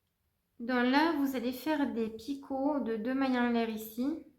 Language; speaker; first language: French; native; French